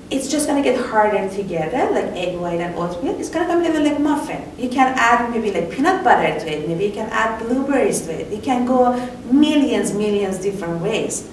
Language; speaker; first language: English; non-native, fluent; Persian